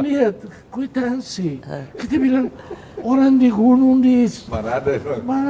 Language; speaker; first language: Indonesian; non-native, fluent; Tetum